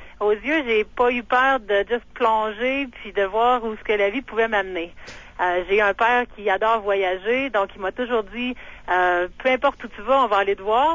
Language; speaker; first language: French; native; French